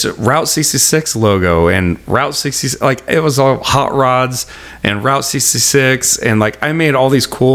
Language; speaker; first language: English; native; English